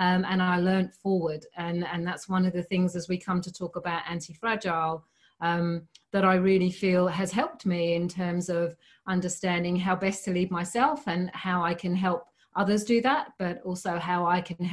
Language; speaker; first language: English; native; English